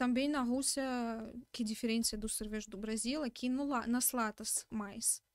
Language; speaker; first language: Portuguese; non-native, learner; Russian